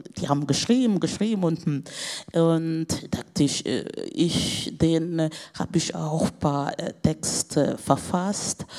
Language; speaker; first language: German; non-native, fluent; Portuguese